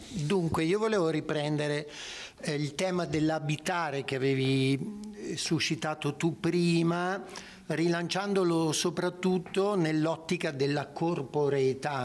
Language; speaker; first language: Italian; native; Italian